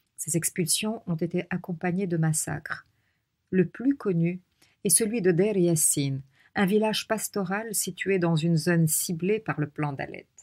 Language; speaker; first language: French; non-native, local second language; Arabic